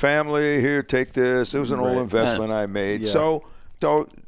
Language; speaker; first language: English; native; English